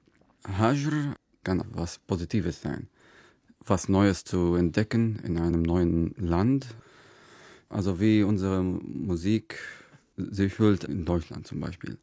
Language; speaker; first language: German; non-native, fluent; Arabic